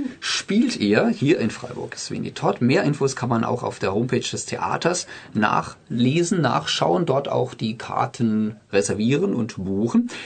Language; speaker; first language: German; native; German